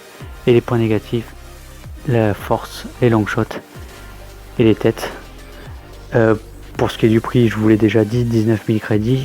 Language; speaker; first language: French; native; French